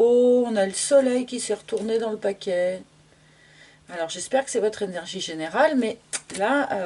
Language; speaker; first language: French; native; French